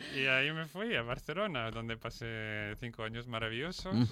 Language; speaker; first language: Spanish; non-native, fluent; French